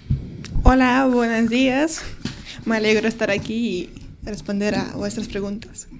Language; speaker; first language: Spanish; non-native, learner; Ukrainian